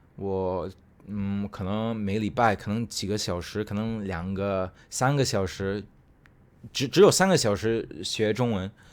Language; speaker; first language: Chinese; non-native, fluent; Cantonese